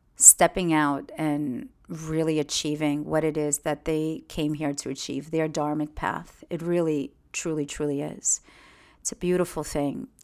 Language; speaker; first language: English; early bilingual, other home language; Russian